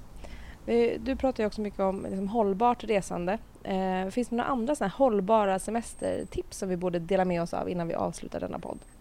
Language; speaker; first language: Swedish; native; Swedish